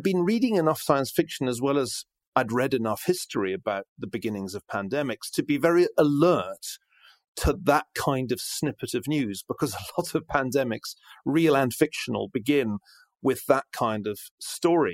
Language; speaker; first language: English; native; English